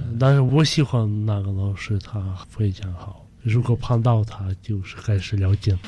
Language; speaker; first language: Chinese; non-native, learner; Russian